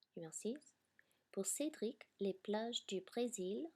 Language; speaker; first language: French; non-native, fluent; English